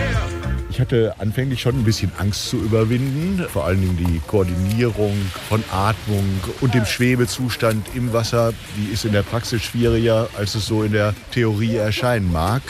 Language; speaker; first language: German; native; German